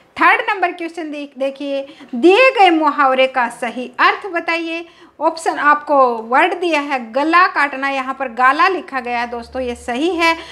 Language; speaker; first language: Hindi; native; Hindi